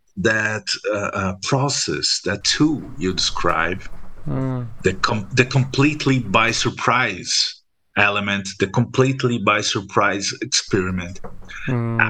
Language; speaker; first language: English; non-native, fluent; Portuguese